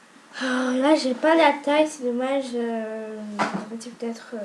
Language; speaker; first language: French; native; French